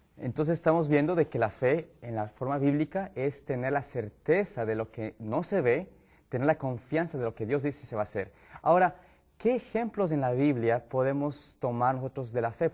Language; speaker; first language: Spanish; native; Spanish